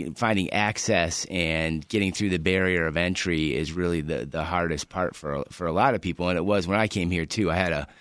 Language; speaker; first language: English; native; English